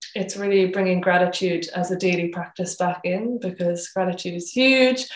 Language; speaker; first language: English; native; English